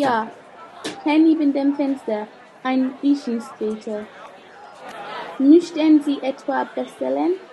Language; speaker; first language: German; non-native, learner; English